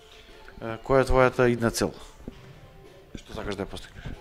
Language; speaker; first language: Macedonian; native; Macedonian